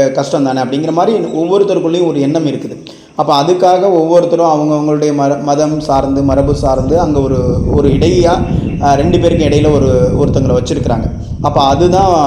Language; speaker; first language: Tamil; native; Tamil